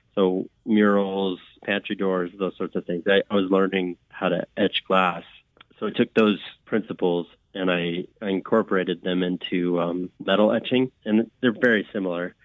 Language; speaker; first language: English; native; English